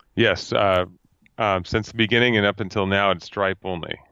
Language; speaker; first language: English; native; English